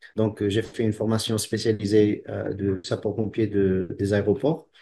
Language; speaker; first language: French; non-native, local second language; Arabic